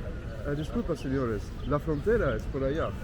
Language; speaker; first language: Spanish; non-native, learner; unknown